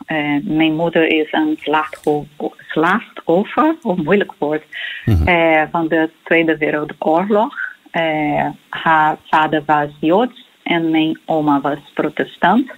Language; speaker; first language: Dutch; non-native, learner; Portuguese